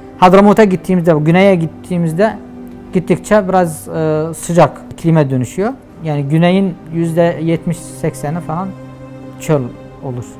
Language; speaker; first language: Turkish; non-native, fluent; Arabic